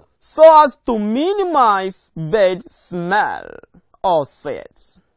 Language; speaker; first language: English; non-native, local second language; Swahili